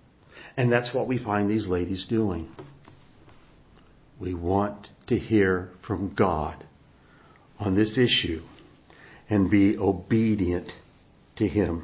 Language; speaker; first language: English; native; English